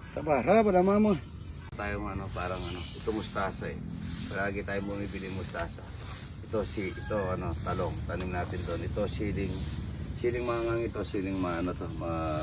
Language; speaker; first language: Filipino; non-native, local second language; Pampanga